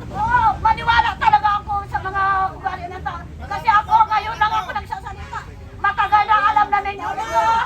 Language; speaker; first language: Filipino; non-native, local second language; Cebuano